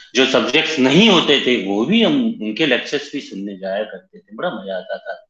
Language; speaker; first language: Hindi; native; Hindi